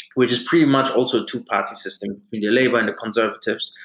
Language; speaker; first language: English; early bilingual, other home language; German